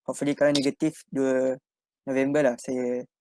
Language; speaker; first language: Malay; native; Malay